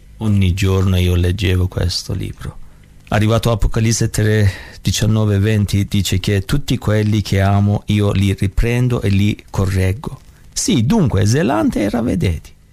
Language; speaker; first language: Italian; non-native, learner; Persian